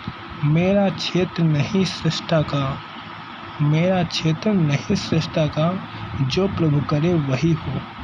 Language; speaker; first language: Hindi; native; Hindi